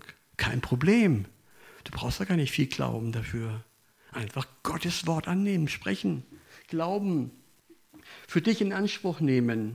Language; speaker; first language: German; native; German